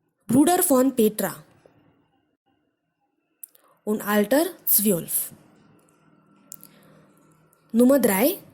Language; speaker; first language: German; non-native, fluent; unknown